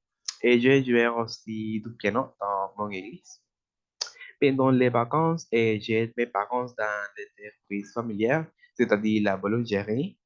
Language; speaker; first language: French; non-native, learner; Spanish